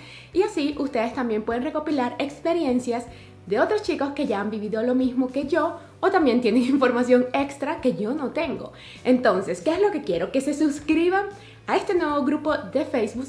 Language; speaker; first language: Spanish; native; Spanish